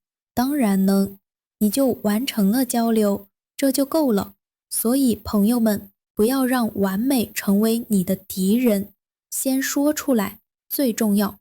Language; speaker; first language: Chinese; non-native, fluent; Vietnamese